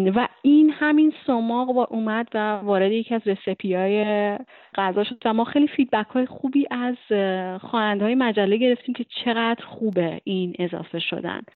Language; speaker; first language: Persian; native; Persian